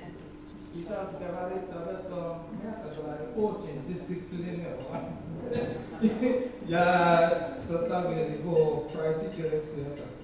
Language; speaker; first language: Russian; non-native, learner; Yoruba